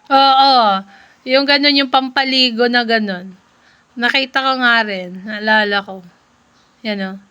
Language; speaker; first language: Filipino; non-native, local second language; Iloko